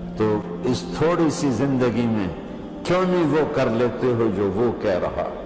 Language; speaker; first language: Urdu; non-native, local second language; Punjabi